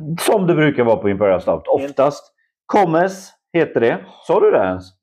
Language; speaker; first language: Swedish; non-native, fluent; Polish